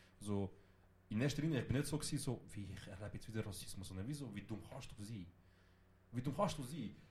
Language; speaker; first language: German; early bilingual, other home language; Kurdish